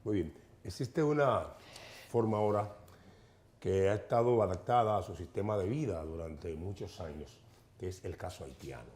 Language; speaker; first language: Spanish; native; Spanish